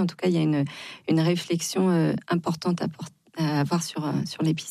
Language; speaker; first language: French; native; French